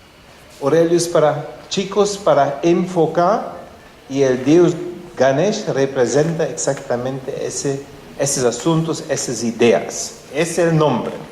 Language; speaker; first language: Spanish; non-native, fluent; German